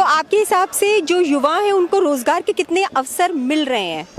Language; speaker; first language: Hindi; native; Hindi